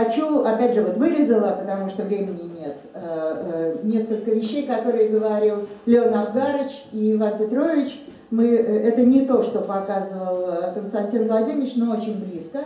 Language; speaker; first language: Russian; native; Russian